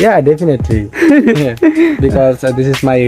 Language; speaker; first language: English; non-native, learner; Bangla